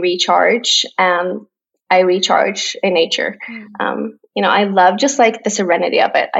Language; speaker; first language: English; non-native, fluent; Swedish